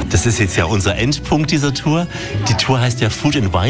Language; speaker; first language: German; native; German